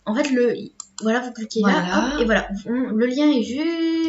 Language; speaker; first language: French; native; French